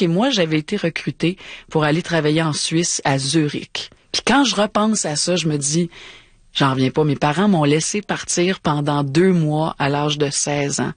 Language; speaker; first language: French; native; French